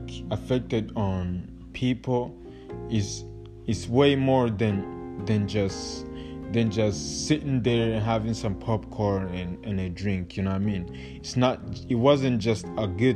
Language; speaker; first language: English; non-native, local second language; Kinyarwanda